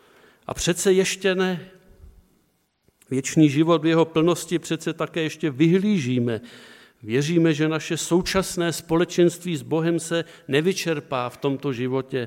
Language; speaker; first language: Czech; native; Czech